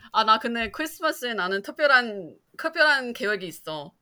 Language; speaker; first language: Korean; non-native, fluent; Chinese